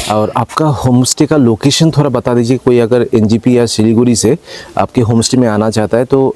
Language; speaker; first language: Hindi; non-native, local second language; Bangla